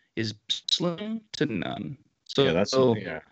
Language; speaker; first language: English; native; English